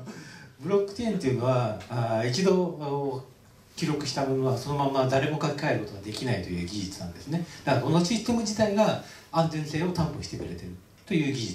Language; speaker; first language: Japanese; native; Japanese